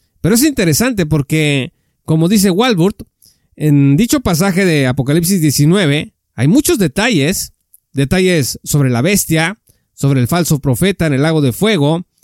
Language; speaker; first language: Spanish; native; Spanish